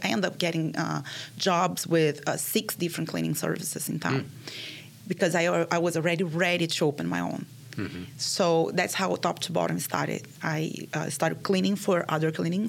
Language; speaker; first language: English; non-native, fluent; Portuguese